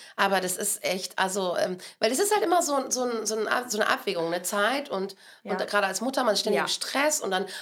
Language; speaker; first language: German; native; German